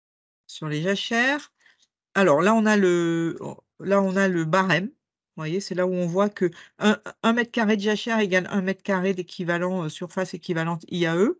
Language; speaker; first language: French; native; French